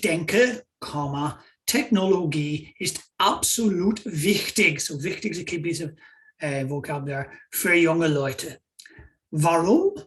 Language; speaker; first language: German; non-native, fluent; English